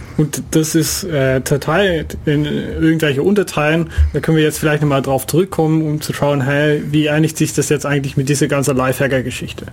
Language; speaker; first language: German; non-native, fluent; Dutch